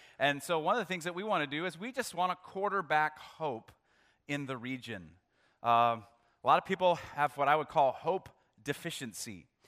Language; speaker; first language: English; native; English